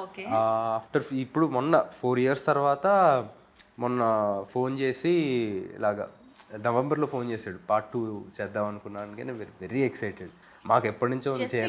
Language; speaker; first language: Telugu; native; Telugu